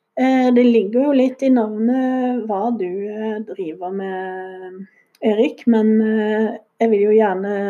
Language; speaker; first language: Norwegian; native; Norwegian